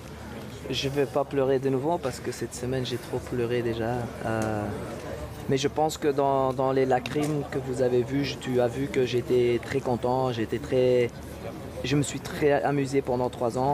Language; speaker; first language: French; non-native, local second language; Dutch